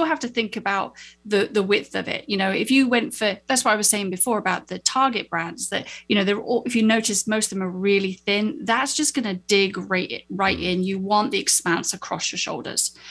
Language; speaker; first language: English; native; English